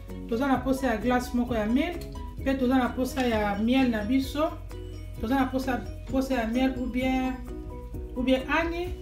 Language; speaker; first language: French; non-native, local second language; Lingala